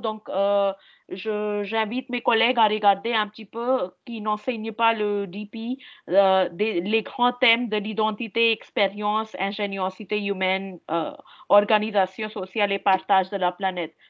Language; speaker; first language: French; non-native, fluent; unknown